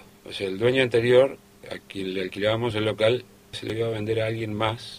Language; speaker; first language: Spanish; native; Spanish